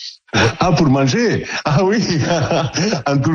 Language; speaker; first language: French; non-native, learner; Italian